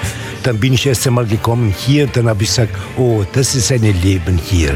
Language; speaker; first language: German; non-native, learner; Italian